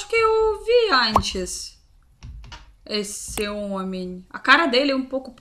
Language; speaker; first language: Portuguese; non-native, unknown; Russian